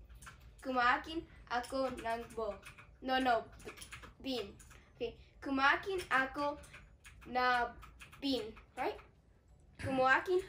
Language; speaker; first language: Filipino; non-native, learner; English